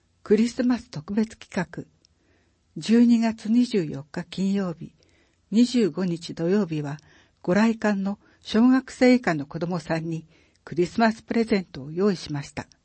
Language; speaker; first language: Japanese; native; Japanese